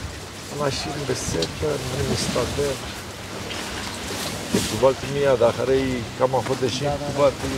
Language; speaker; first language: Hebrew; non-native, learner; Romanian